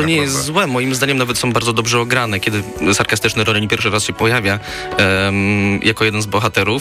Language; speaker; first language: Polish; native; Polish